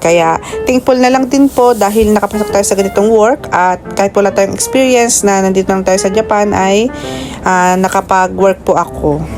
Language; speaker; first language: Filipino; native; Filipino